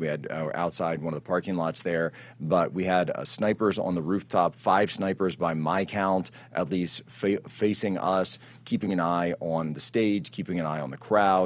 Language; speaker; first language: English; native; English